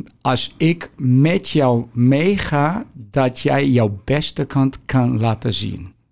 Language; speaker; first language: Dutch; non-native, fluent; Portuguese